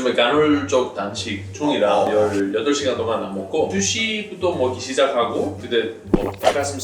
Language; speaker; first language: Korean; non-native, fluent; Greek